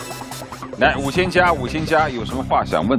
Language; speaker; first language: Chinese; native; Chinese